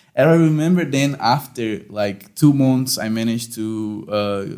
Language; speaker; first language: English; non-native, fluent; Portuguese